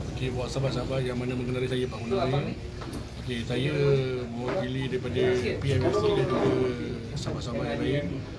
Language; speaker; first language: Malay; native; Malay